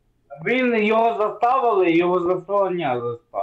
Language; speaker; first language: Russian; non-native, local second language; Ukrainian